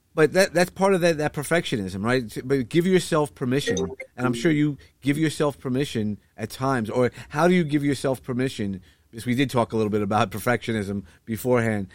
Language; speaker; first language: English; native; English